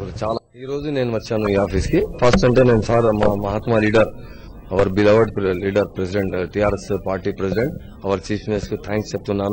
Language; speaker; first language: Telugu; non-native, local second language; Urdu